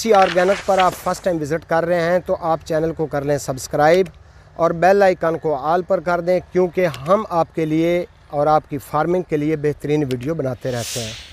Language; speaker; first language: Urdu; non-native, local second language; Punjabi